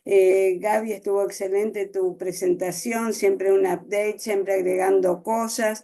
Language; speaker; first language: Spanish; native; Spanish